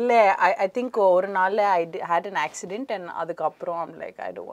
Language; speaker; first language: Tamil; non-native, learner; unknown